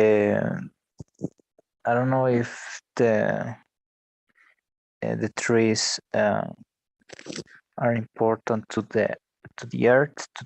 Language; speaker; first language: English; non-native, learner; Spanish